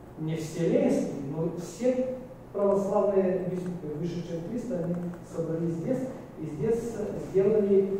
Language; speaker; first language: Russian; non-native, fluent; Bulgarian